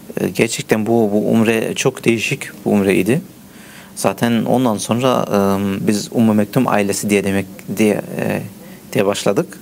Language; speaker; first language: Turkish; early bilingual, heritage; Turkish